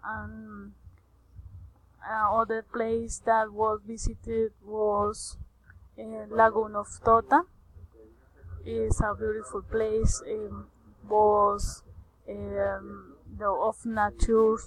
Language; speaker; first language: English; non-native, learner; Spanish